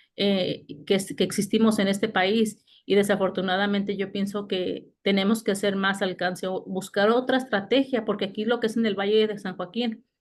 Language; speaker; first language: Spanish; native; Spanish